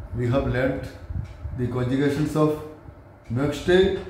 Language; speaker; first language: English; non-native, local second language; Malayalam